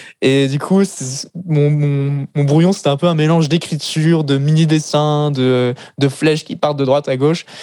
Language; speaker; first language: French; native; French